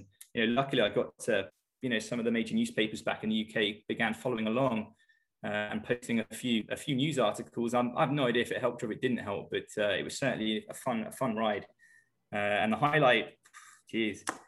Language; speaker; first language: English; native; English